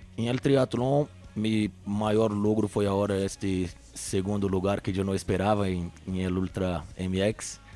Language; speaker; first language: Spanish; non-native, fluent; Portuguese